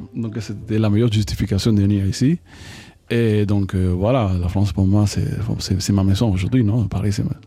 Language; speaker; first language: French; non-native, fluent; Spanish